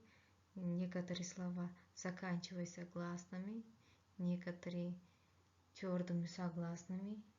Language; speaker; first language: Russian; non-native, fluent; Kyrgyz